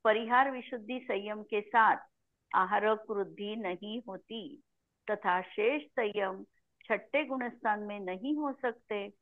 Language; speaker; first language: Hindi; non-native, local second language; Marathi